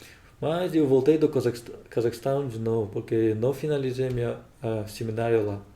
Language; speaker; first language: Portuguese; non-native, learner; Russian